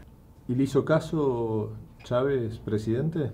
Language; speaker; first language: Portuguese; non-native, learner; Spanish